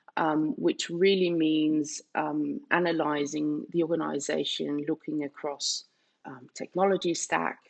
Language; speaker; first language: English; non-native, fluent; Danish